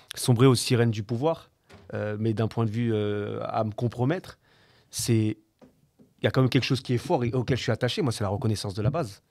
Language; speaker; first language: French; native; French